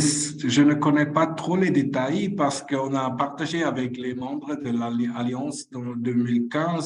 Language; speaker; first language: French; non-native, fluent; Spanish